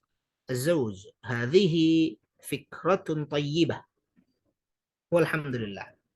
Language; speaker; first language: Arabic; non-native, fluent; Indonesian